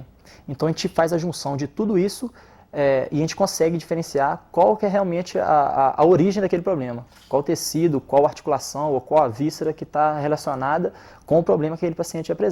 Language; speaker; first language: Portuguese; native; Portuguese